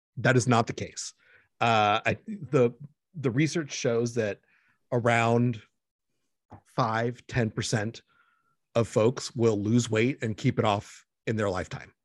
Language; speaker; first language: English; early bilingual, other home language; Spanish